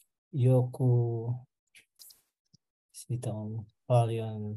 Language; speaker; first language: Finnish; non-native, learner; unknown